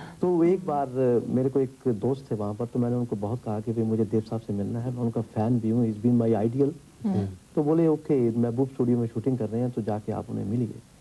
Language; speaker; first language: Hindi; early bilingual, heritage; Hindi